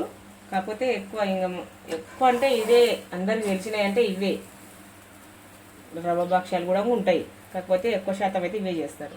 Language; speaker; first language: Telugu; native; Telugu